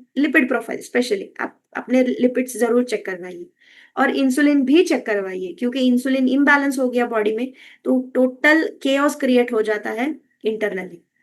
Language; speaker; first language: Hindi; non-native, local second language; Kannada